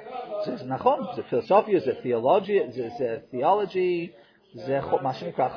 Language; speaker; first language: Hebrew; non-native, fluent; English